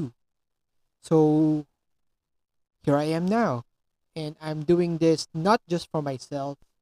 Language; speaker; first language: English; non-native, local second language; Filipino